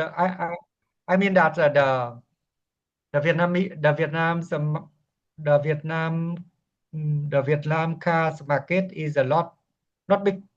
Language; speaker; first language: English; non-native, learner; Vietnamese